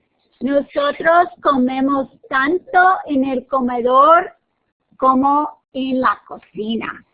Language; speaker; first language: Spanish; non-native, fluent; English